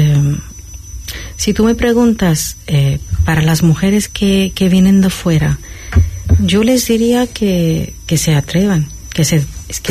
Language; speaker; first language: Spanish; non-native, fluent; Sindhi